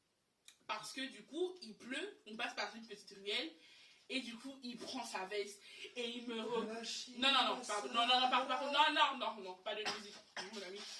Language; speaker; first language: French; native; French